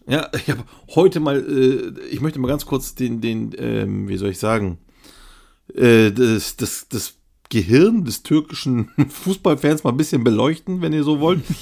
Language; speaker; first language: German; early bilingual, other home language; Turkish